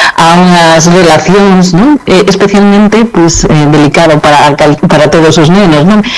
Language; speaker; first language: Galician; non-native, local second language; Spanish